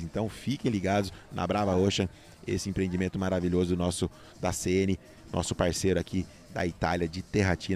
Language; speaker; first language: Portuguese; native; Portuguese